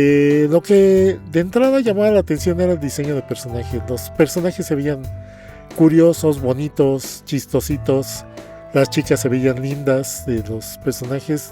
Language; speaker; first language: Spanish; native; Spanish